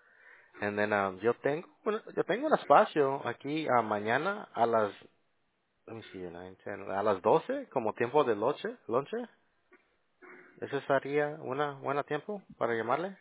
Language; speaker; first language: Spanish; early bilingual, heritage; Spanish